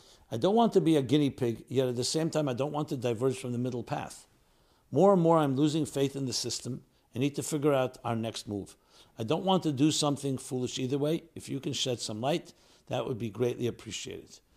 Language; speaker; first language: English; native; English